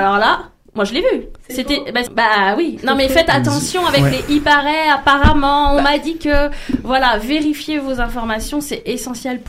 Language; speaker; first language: French; native; French